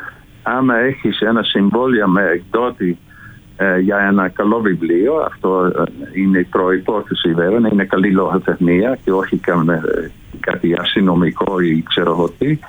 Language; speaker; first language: Greek; non-native, fluent; Dutch